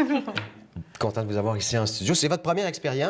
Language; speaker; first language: French; native; French